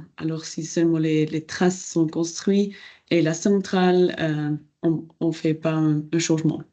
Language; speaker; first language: French; non-native, local second language; German